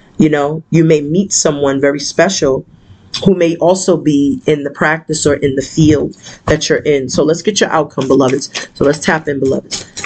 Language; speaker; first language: English; native; English